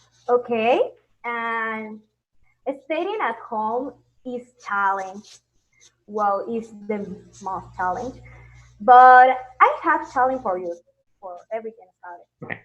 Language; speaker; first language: English; non-native, learner; Spanish